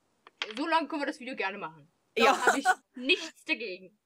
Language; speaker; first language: German; native; German